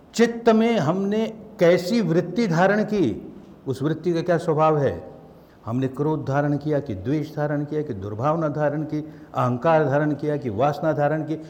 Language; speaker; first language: Hindi; early bilingual, heritage; Hindi